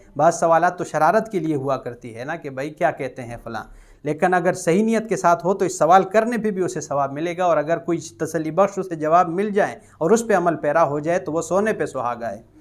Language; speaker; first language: Urdu; non-native, local second language; Pashto